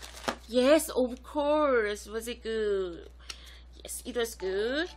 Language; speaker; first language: English; non-native, local second language; Korean